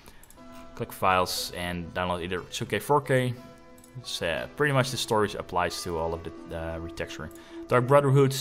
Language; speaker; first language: English; non-native, fluent; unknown